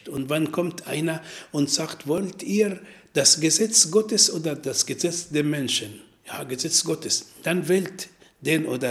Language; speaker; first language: German; non-native, learner; Arabic